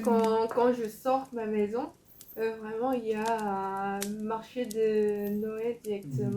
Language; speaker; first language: French; non-native, fluent; Korean